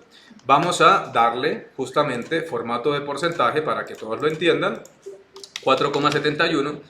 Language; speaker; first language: Spanish; native; Spanish